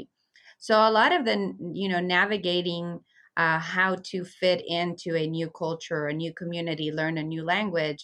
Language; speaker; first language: English; early bilingual, other home language; Spanish